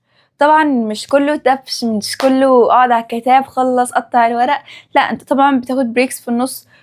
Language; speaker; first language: Arabic; native; Arabic